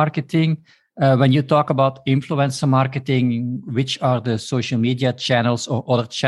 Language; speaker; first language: English; non-native, fluent; Dutch